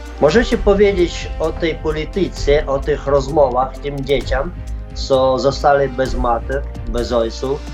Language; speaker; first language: Polish; non-native, fluent; Ukrainian